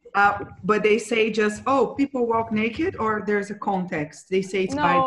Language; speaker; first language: English; non-native, fluent; Portuguese